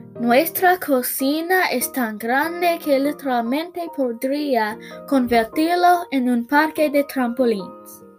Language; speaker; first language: Spanish; non-native, learner; English